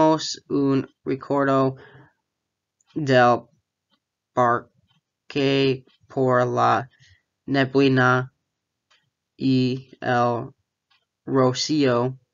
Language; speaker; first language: Spanish; non-native, learner; English